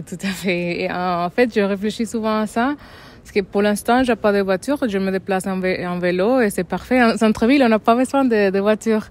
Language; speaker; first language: French; non-native, fluent; Spanish